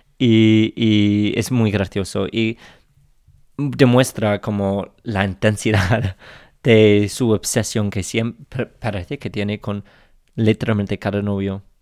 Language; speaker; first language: Spanish; non-native, fluent; English